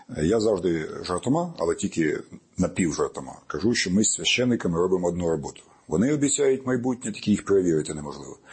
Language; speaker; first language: Ukrainian; native; Ukrainian